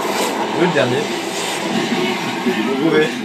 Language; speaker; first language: French; native; French